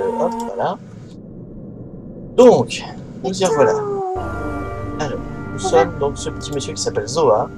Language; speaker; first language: French; native; French